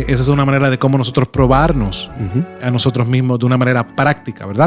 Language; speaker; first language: Spanish; native; Spanish